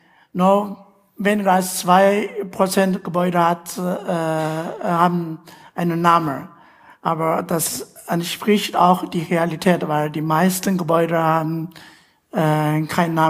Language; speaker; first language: German; non-native, learner; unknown